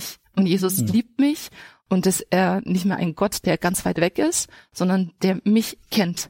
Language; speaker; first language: German; native; German